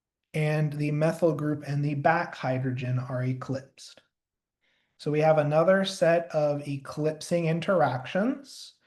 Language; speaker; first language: English; native; English